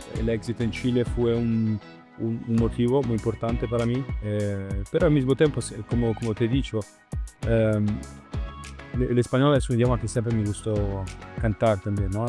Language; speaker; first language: Spanish; non-native, learner; Italian